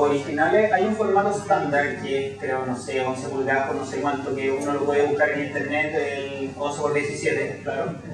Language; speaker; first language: Spanish; native; Spanish